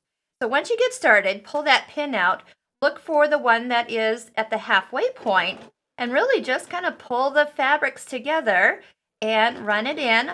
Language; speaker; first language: English; native; English